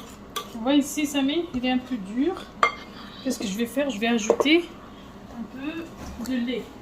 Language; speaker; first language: French; non-native, fluent; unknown